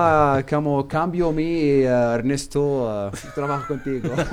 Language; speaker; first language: Spanish; non-native, learner; Arabic